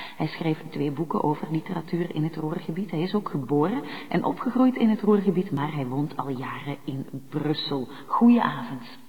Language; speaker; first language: Dutch; native; Dutch